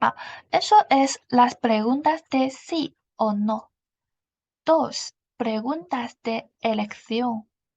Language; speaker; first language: Spanish; non-native, fluent; Chinese